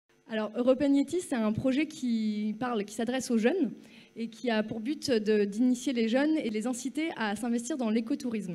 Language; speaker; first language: French; native; French